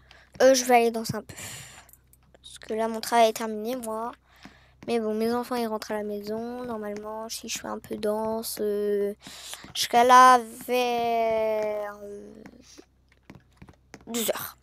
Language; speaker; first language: French; native; French